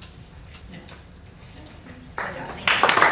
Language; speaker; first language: English; native; English